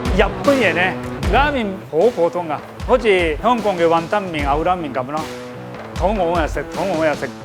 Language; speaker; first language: Cantonese; non-native, fluent; Japanese